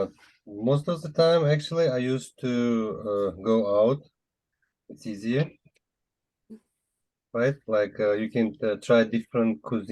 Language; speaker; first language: English; non-native, fluent; Uzbek